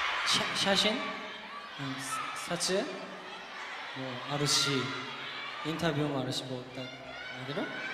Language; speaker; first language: Japanese; non-native, learner; Korean